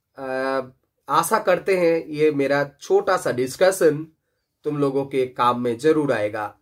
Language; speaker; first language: Hindi; non-native, local second language; Bangla